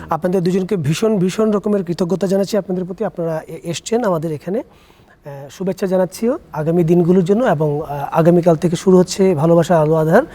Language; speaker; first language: Bangla; native; Bangla